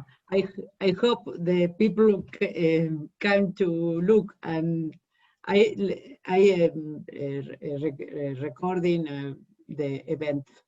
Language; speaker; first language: English; non-native, learner; Spanish